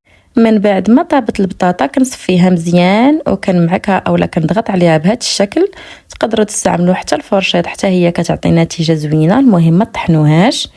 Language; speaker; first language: Arabic; native; Arabic